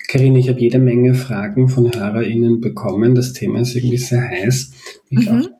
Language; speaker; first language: German; native; German